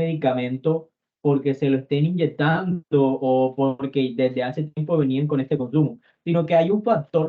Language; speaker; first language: Spanish; native; Spanish